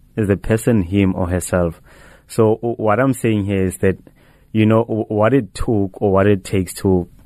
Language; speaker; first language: English; non-native, local second language; Tswana